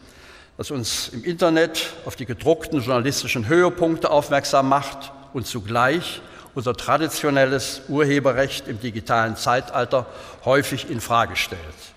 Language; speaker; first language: German; native; German